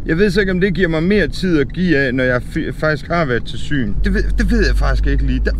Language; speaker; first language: Danish; native; Danish